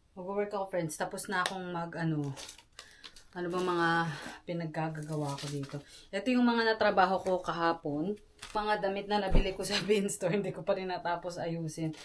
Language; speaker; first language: Filipino; native; Filipino